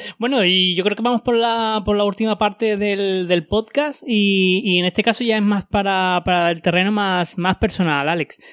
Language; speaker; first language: Spanish; native; Spanish